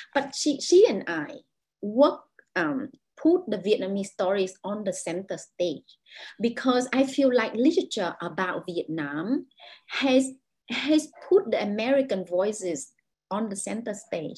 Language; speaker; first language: English; non-native, fluent; Vietnamese